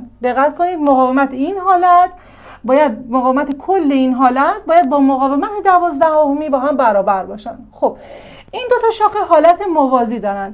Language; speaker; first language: Persian; native; Persian